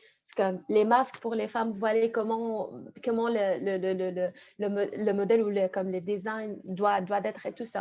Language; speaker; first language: French; non-native, fluent; Arabic